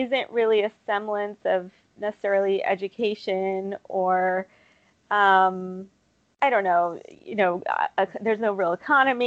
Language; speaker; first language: English; native; English